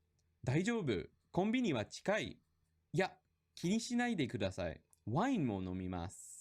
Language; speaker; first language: Japanese; non-native, fluent; English